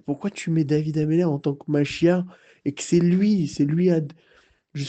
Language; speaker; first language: French; native; French